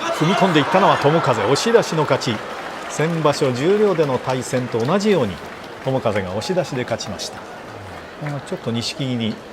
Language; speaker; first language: Japanese; native; Japanese